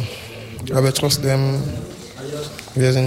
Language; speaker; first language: German; non-native, learner; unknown